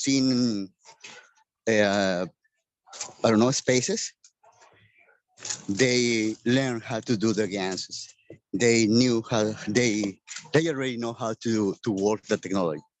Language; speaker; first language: English; non-native, learner; Spanish